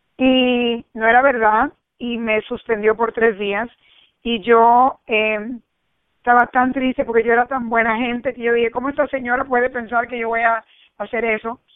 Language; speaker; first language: Spanish; early bilingual, heritage; Spanish